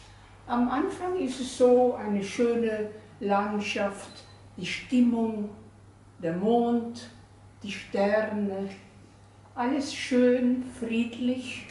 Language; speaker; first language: German; non-native, fluent; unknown